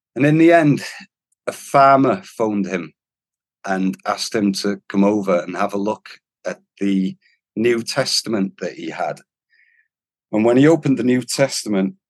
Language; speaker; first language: English; non-native, local second language; Welsh